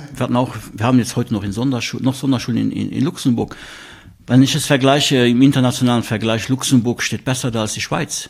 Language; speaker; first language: German; non-native, local second language; Luxembourgish